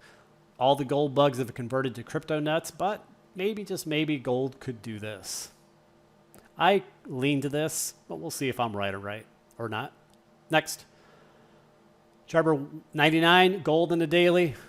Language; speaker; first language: English; native; English